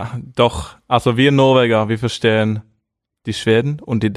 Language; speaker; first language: German; non-native, fluent; Norwegian